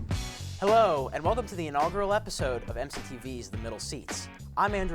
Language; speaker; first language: English; native; English